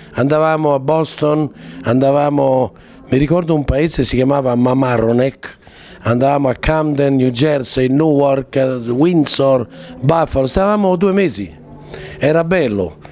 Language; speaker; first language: Italian; native; Italian